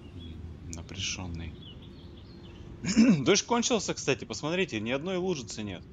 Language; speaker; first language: Russian; native; Russian